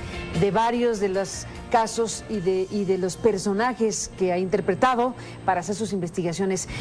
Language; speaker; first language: Spanish; native; Spanish